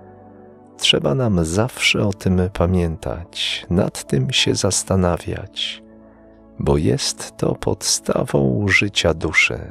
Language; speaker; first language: Polish; native; Polish